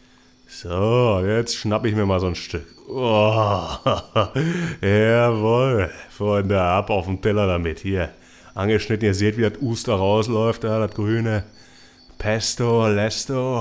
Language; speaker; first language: German; native; German